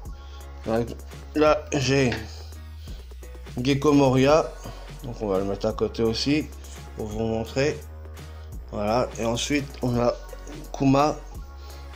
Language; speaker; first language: French; native; French